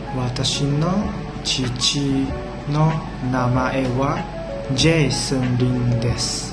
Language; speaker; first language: Japanese; non-native, learner; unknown